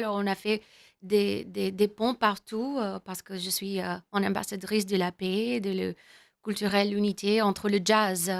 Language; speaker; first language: French; non-native, learner; English